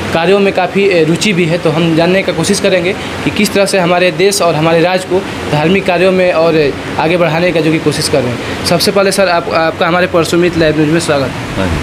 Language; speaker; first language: Hindi; native; Hindi